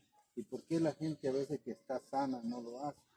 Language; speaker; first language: Spanish; native; Spanish